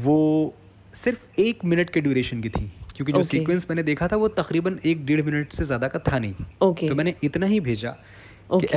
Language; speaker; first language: Hindi; native; Hindi